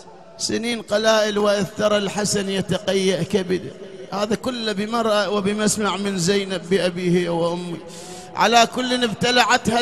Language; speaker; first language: Arabic; native; Arabic